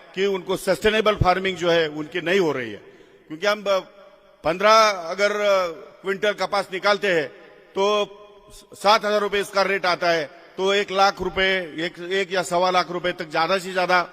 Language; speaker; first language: Hindi; non-native, local second language; Marathi